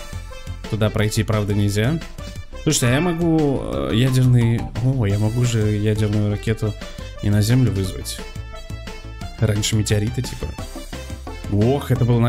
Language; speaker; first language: Russian; native; Russian